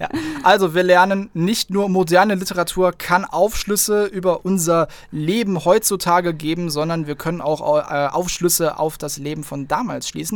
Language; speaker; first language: German; native; German